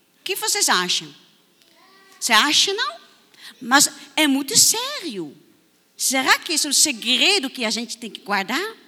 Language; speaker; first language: Portuguese; non-native, fluent; Dutch